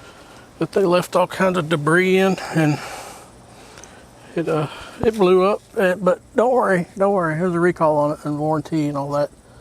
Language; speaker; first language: English; native; English